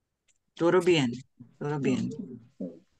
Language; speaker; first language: Spanish; non-native, learner; English